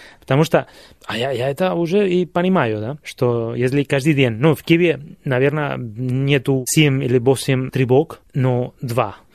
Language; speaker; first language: Russian; non-native, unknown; Spanish